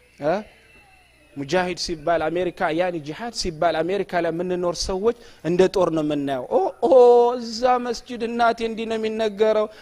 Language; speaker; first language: Amharic; non-native, local second language; Oromo